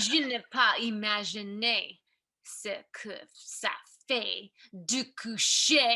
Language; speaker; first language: French; non-native, learner; English